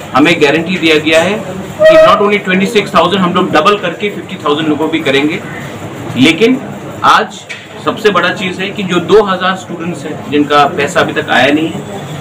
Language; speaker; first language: Hindi; non-native, local second language; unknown